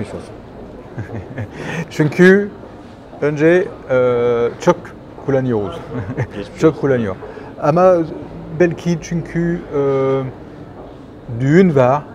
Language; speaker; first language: Turkish; non-native, learner; French